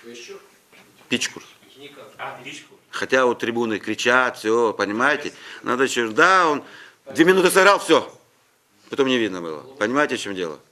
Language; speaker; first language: Russian; non-native, local second language; Ukrainian